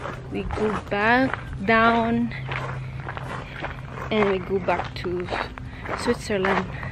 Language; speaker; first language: English; non-native, local second language; Cebuano